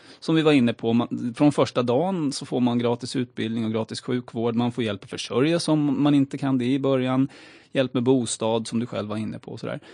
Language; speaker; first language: Swedish; native; Swedish